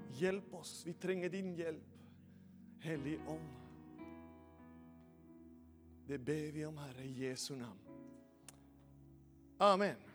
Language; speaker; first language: Norwegian; non-native, fluent; Spanish